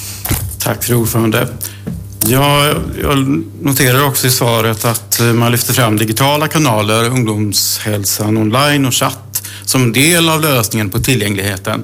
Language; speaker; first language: Swedish; native; Swedish